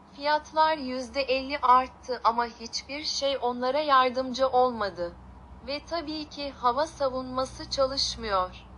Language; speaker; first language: Turkish; non-native, fluent; Ukrainian